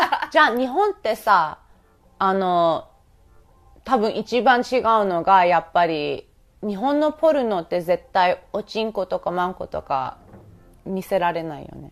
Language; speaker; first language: Japanese; early bilingual, heritage; Japanese